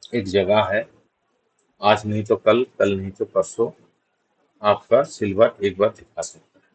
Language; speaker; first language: Hindi; non-native, local second language; Bangla